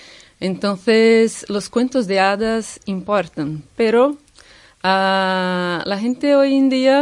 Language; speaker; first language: Spanish; non-native, fluent; Portuguese